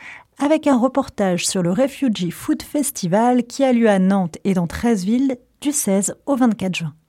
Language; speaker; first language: French; native; French